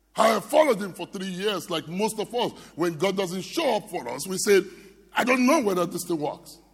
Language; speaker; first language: English; non-native, local second language; Yoruba